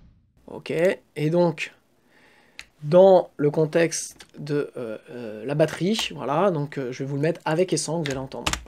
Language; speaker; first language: French; native; French